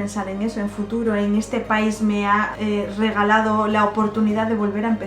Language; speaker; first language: Spanish; native; Spanish